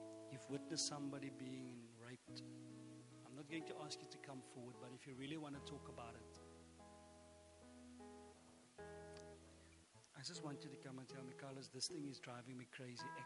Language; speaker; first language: English; non-native, local second language; Afrikaans